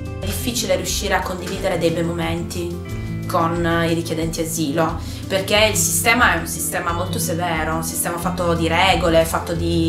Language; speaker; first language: Italian; native; Italian